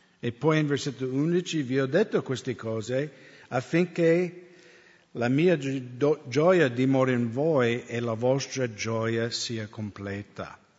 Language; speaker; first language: Italian; non-native, fluent; English